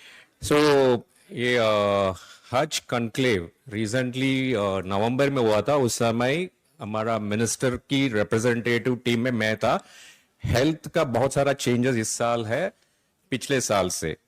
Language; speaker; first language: Hindi; non-native, local second language; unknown